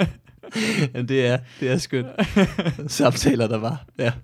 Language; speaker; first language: Danish; native; Danish